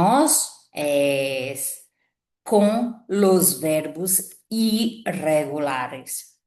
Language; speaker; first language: Spanish; non-native, fluent; Portuguese